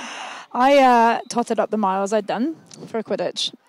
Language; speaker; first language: English; native; English